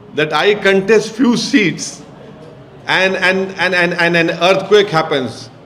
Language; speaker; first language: English; non-native, local second language; Hindi